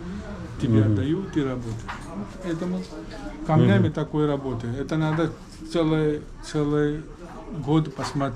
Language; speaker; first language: Russian; non-native, learner; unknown